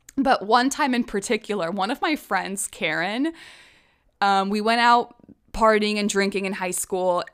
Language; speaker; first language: English; early bilingual, other home language; Czech